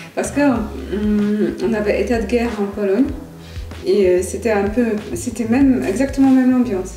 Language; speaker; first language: French; non-native, fluent; Polish